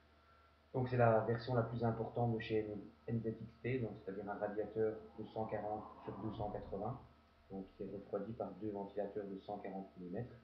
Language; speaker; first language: French; native; French